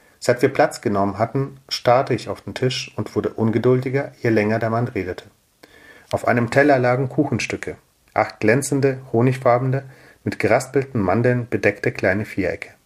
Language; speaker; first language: German; early bilingual, other home language; Russian